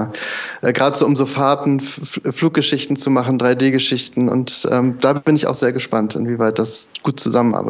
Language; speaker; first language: German; native; German